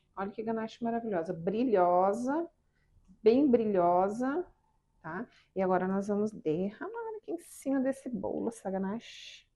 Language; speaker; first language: Portuguese; native; Portuguese